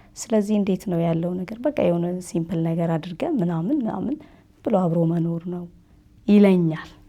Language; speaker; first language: Amharic; native; Amharic